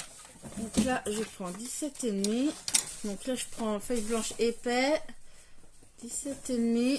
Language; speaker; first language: French; native; French